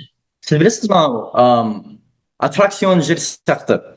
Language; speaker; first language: Kazakh; early bilingual, heritage; Kazakh